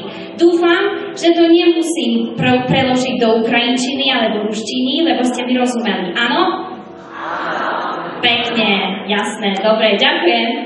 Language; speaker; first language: Slovak; early bilingual, heritage; Slovak